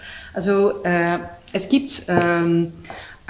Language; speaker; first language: German; non-native, learner; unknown